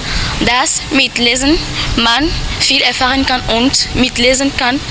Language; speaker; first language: German; non-native, learner; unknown